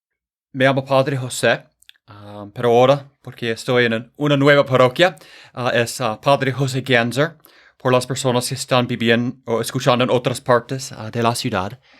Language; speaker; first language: Spanish; non-native, fluent; English